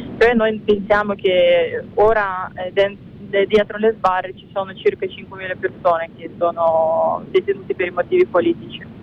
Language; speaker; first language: Italian; non-native, fluent; Russian